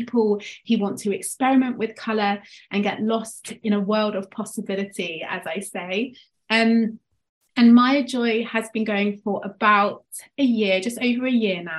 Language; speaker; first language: English; native; English